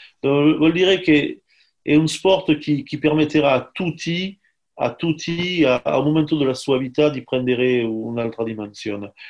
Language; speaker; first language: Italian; non-native, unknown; French